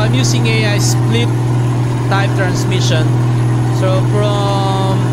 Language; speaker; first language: English; non-native, local second language; Filipino